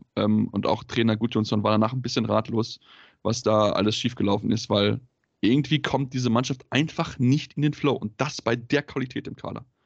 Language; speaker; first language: German; native; German